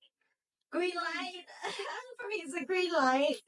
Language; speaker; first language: English; non-native, learner; Thai